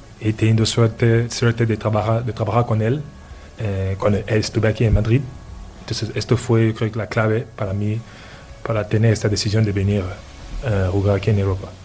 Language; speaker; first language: Spanish; non-native, fluent; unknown